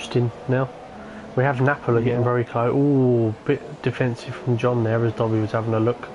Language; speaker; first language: English; native; English